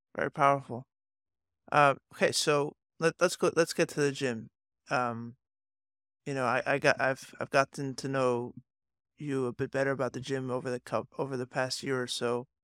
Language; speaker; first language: English; native; English